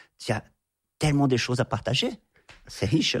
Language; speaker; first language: French; non-native, fluent; Portuguese